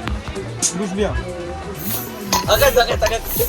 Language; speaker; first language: French; native; French